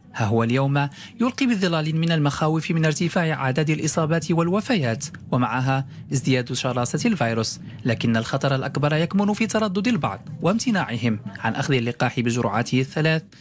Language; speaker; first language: Arabic; native; Arabic